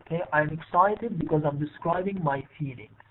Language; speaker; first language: English; non-native, fluent; Arabic